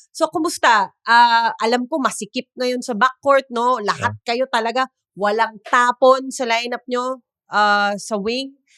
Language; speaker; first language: Filipino; native; Filipino